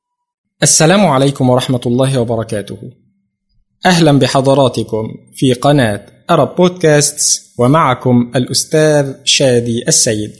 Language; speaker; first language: Arabic; non-native, fluent; Indonesian